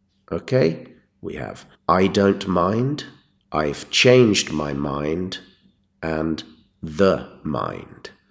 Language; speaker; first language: English; native; English